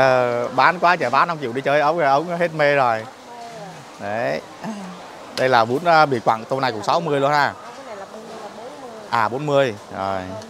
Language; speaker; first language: Vietnamese; native; Vietnamese